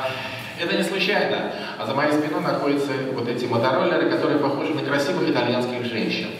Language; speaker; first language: Russian; native; Russian